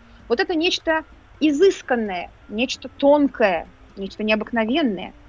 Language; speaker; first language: Russian; native; Russian